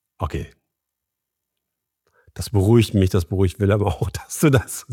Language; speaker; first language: German; native; German